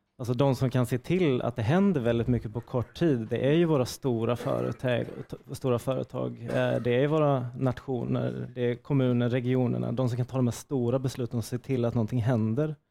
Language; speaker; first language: Swedish; native; Swedish